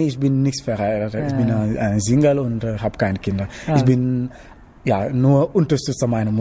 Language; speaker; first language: German; non-native, learner; Wolof